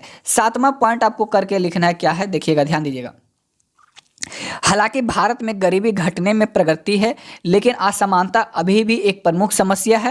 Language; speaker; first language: Hindi; native; Hindi